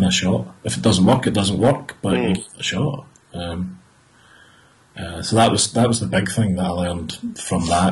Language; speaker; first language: English; native; English